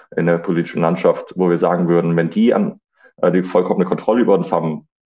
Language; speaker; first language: German; native; German